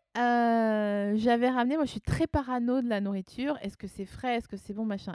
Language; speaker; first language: French; native; French